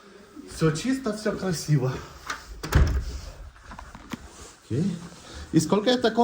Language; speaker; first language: Russian; non-native, learner; Lithuanian